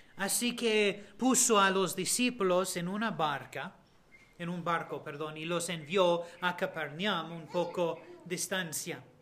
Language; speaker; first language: Spanish; non-native, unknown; English